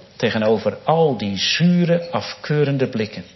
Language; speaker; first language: Dutch; native; Dutch